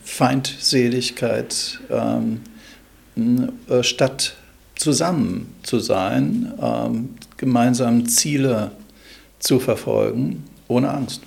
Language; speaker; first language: German; native; German